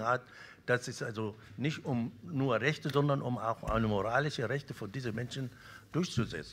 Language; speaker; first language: German; non-native, local second language; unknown